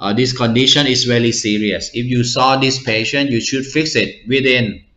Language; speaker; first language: English; non-native, fluent; Thai